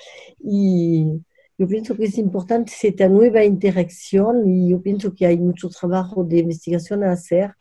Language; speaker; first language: Spanish; non-native, learner; French